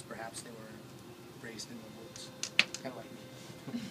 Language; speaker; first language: English; native; English